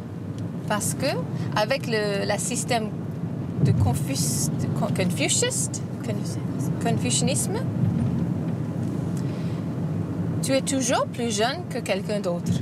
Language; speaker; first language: French; non-native, fluent; English